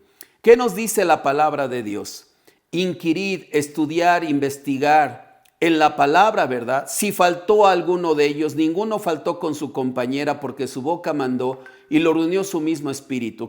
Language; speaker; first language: Spanish; native; Spanish